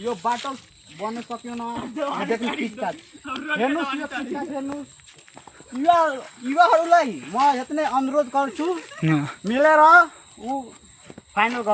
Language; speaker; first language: Nepali; non-native, local second language; Bhojpuri